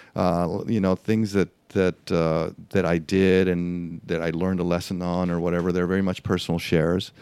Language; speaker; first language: English; non-native, fluent; Spanish